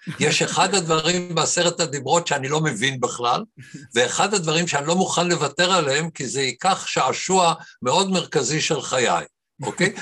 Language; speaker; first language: Hebrew; native; Hebrew